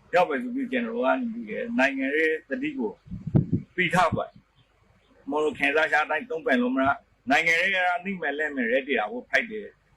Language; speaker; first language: Burmese; native; Burmese